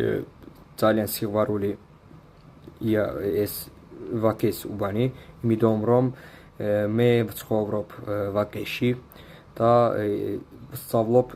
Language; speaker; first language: Georgian; non-native, learner; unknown